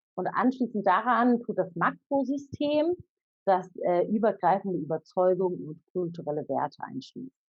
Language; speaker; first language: German; native; German